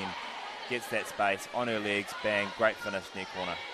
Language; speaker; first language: English; native; English